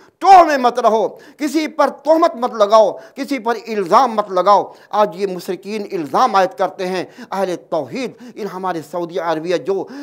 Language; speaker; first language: Urdu; native; Urdu